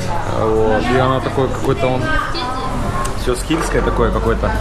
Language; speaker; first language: Russian; native; Russian